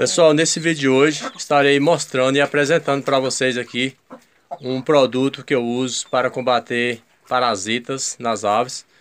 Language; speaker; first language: Portuguese; native; Portuguese